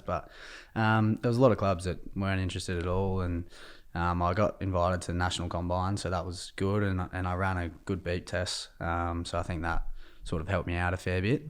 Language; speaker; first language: English; native; English